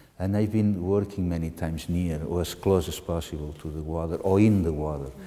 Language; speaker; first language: English; non-native, fluent; Catalan